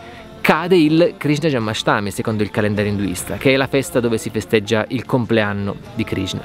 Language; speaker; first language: Italian; native; Italian